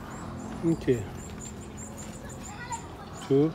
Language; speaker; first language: English; native; English